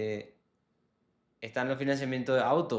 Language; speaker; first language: Spanish; native; Spanish